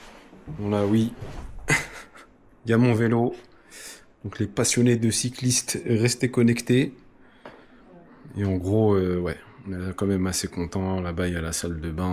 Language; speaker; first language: French; native; French